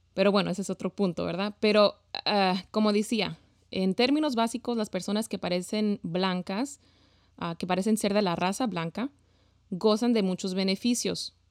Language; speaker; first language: Spanish; early bilingual, heritage; Spanish